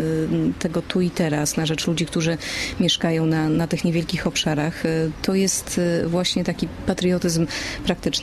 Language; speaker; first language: Polish; native; Polish